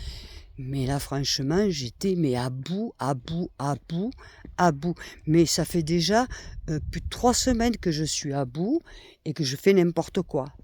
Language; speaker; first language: French; native; French